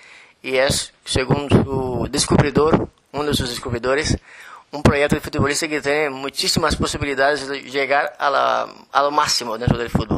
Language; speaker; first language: Spanish; non-native, fluent; Portuguese